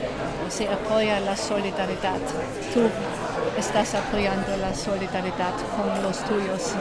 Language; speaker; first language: Spanish; non-native, learner; German